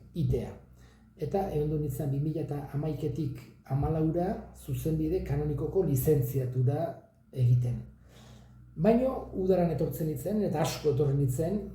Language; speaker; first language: Basque; native; Basque